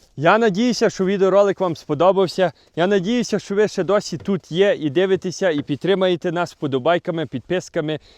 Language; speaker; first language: Ukrainian; native; Ukrainian